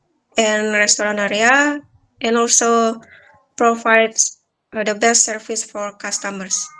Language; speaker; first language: English; non-native, learner; Balinese